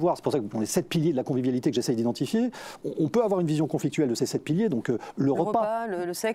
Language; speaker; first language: French; native; French